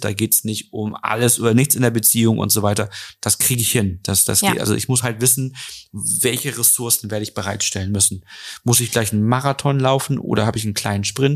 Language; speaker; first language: German; native; German